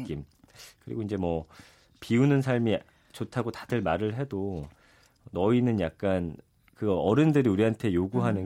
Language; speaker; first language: Korean; native; Korean